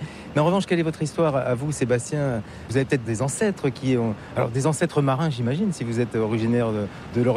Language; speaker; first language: French; native; French